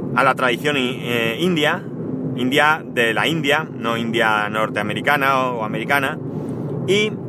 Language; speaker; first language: Spanish; native; Spanish